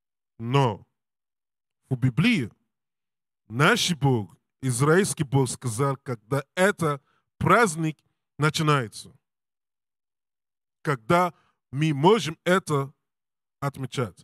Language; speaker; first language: Russian; non-native, learner; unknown